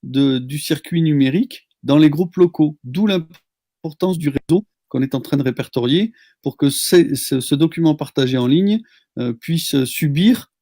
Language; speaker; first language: French; native; French